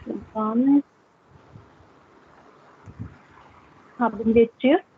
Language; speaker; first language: German; non-native, learner; Hindi